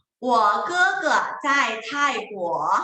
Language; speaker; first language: Chinese; non-native, fluent; Thai